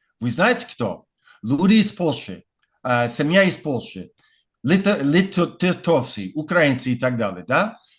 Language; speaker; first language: Russian; non-native, fluent; English